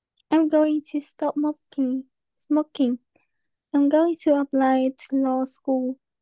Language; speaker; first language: English; non-native, learner; Vietnamese